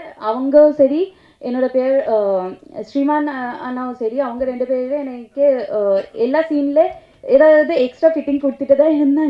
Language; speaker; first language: Tamil; non-native, fluent; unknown